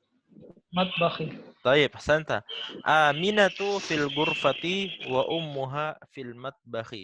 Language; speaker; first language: Arabic; non-native, fluent; Indonesian